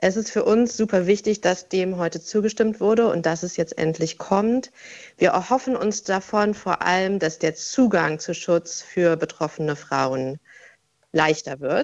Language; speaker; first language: German; native; German